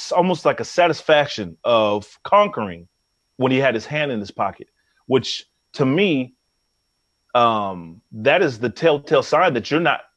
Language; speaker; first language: English; native; English